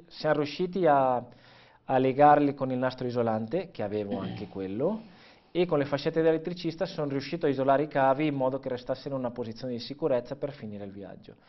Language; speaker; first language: Italian; non-native, fluent; Catalan